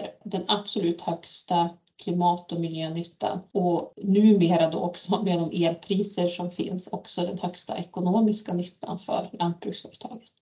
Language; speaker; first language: Swedish; native; Swedish